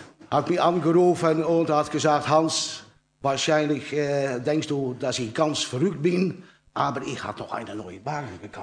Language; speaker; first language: German; non-native, learner; Dutch